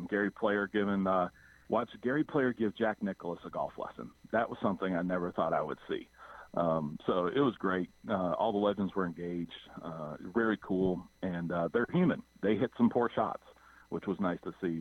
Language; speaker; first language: English; native; English